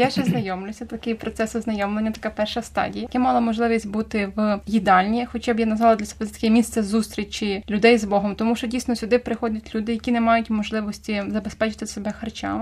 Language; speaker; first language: Ukrainian; native; Ukrainian